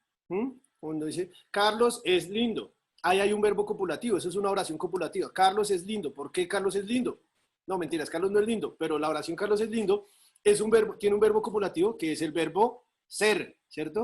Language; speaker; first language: Spanish; native; Spanish